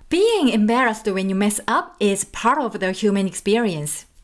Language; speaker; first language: English; non-native, learner; Korean